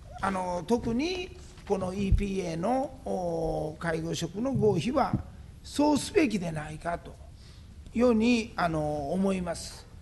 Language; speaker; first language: Japanese; native; Japanese